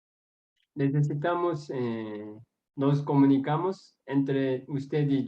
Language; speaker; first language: Spanish; non-native, fluent; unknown